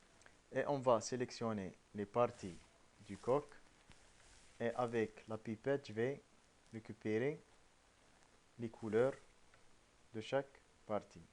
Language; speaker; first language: French; non-native, local second language; Arabic